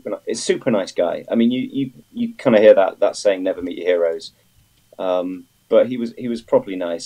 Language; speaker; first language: English; native; English